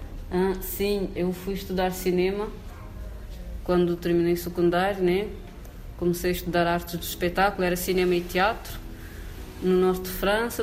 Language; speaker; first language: Portuguese; non-native, local second language; Kabuverdianu